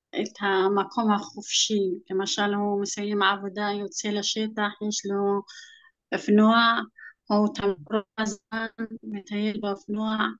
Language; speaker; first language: Hebrew; non-native, local second language; Arabic